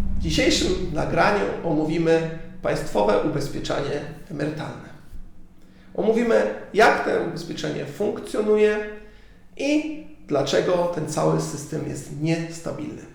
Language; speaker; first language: Polish; early bilingual, heritage; Polish